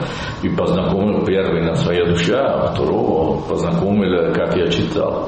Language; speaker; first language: Russian; non-native, learner; Italian